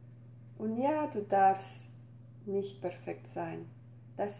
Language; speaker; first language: German; non-native, fluent; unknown